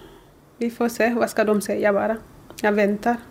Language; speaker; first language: Swedish; non-native, learner; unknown